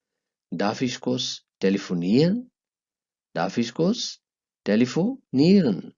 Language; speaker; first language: German; non-native, fluent; Urdu